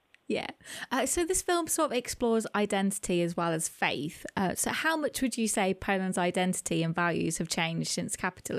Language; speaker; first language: English; non-native, fluent; Polish